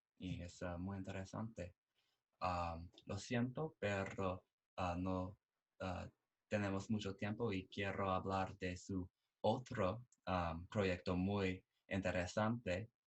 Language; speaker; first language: Spanish; non-native, learner; English